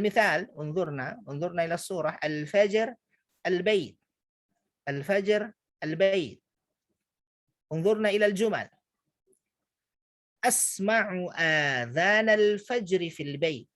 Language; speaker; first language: Arabic; non-native, fluent; Indonesian